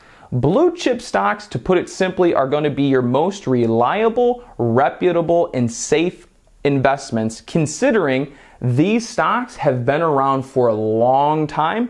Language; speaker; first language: English; native; English